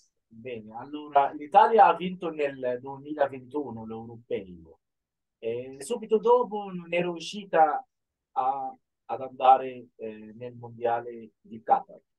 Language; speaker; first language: Italian; non-native, fluent; Arabic